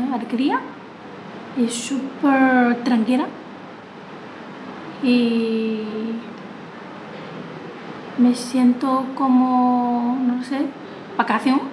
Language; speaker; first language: Spanish; non-native, learner; Chinese